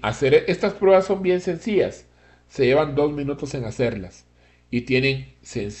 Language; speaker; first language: Spanish; native; Spanish